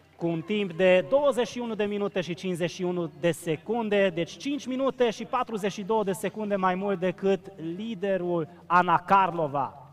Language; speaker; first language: Romanian; non-native, local second language; Hungarian